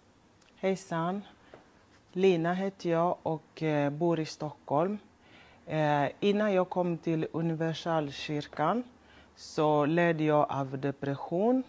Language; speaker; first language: Swedish; non-native, local second language; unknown